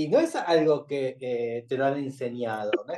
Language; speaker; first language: Spanish; native; Spanish